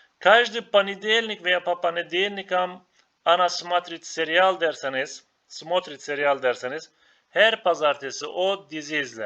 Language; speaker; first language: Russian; non-native, learner; Turkish